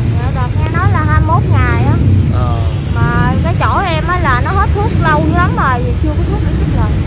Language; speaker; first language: Vietnamese; native; Vietnamese